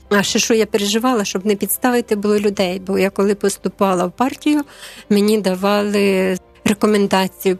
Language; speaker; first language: Ukrainian; native; Ukrainian